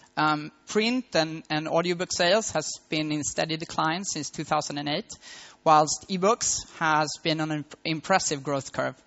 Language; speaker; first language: English; non-native, fluent; Swedish